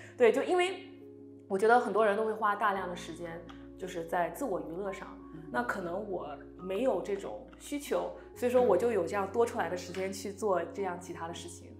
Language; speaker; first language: Chinese; early bilingual, heritage; Chinese